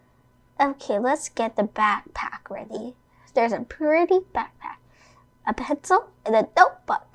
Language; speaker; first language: English; non-native, fluent; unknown